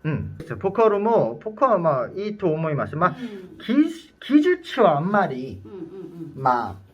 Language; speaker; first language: Japanese; non-native, learner; Korean